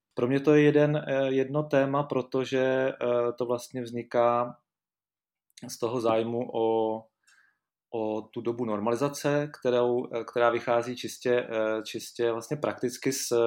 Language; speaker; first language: Czech; native; Czech